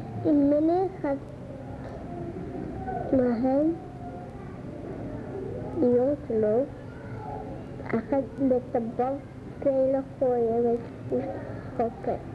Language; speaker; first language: Dutch; early bilingual, other home language; Arabic